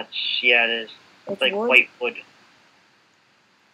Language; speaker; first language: English; native; English